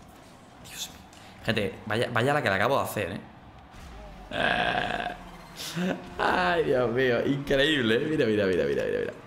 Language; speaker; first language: Spanish; native; Spanish